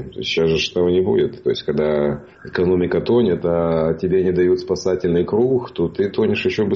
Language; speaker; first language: Russian; native; Russian